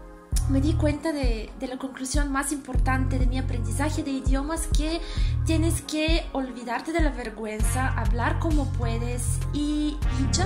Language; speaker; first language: Spanish; non-native, fluent; Bulgarian